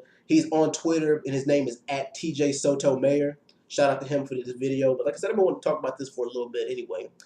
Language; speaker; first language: English; native; English